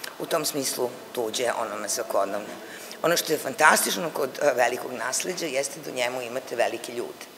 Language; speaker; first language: Serbian; native; Serbian